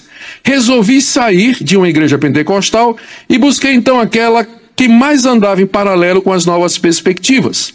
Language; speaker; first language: Portuguese; native; Portuguese